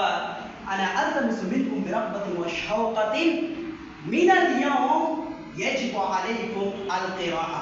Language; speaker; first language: Arabic; non-native, fluent; Bangla